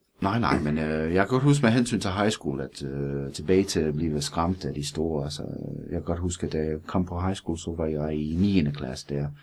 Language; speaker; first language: Danish; non-native, fluent; English